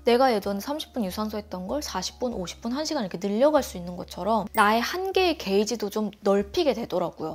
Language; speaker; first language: Korean; native; Korean